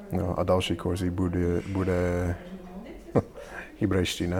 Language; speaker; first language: Czech; non-native, learner; English